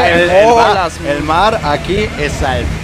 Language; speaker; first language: Spanish; non-native, learner; German